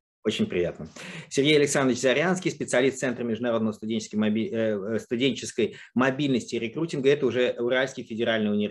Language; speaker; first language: Russian; native; Russian